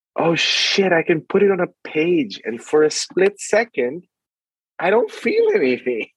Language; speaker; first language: English; non-native, local second language; Filipino